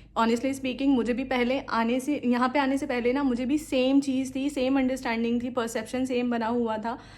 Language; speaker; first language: Hindi; native; Hindi